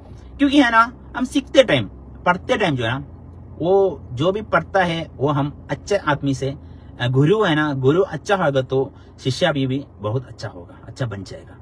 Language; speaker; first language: Hindi; non-native, local second language; Malayalam